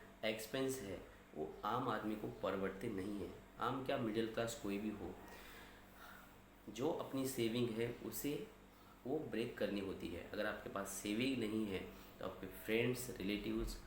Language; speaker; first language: Hindi; non-native, local second language; Marathi